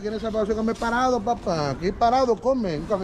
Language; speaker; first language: Spanish; native; Spanish